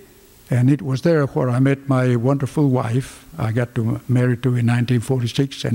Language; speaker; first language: English; non-native, fluent; Greek